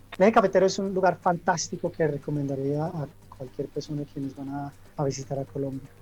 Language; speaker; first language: Spanish; early bilingual, heritage; Spanish